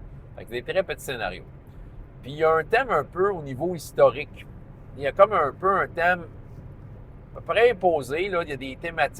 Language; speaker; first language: French; native; French